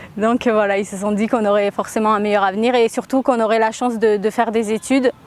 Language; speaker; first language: French; early bilingual, other home language; Armenian